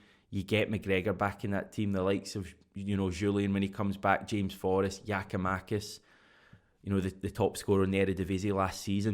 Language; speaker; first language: English; native; English